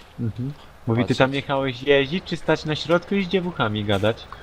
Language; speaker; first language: Polish; native; Polish